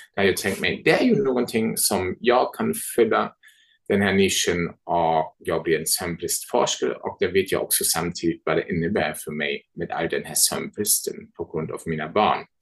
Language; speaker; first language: Swedish; non-native, fluent; German